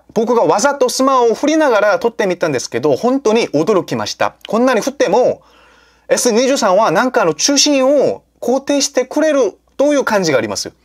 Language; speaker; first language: Japanese; non-native, fluent; Korean